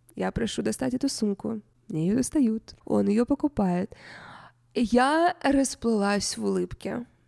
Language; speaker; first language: Russian; native; Russian